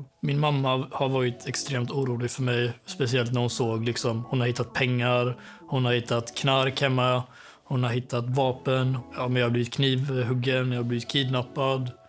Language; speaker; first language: Swedish; native; Swedish